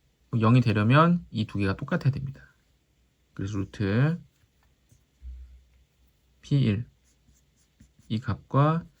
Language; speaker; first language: Korean; native; Korean